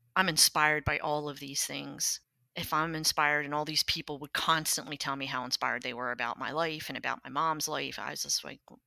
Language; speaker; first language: English; native; English